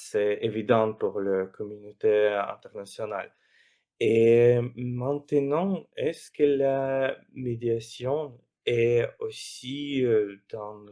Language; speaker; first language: French; non-native, fluent; Russian